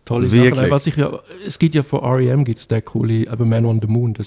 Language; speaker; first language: German; native; German